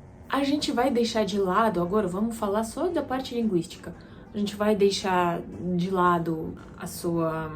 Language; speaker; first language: Portuguese; non-native, fluent; Russian